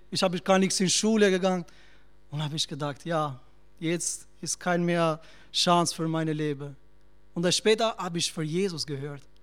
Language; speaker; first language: German; non-native, learner; Albanian